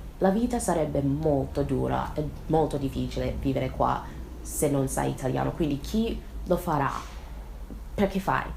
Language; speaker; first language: Italian; non-native, fluent; English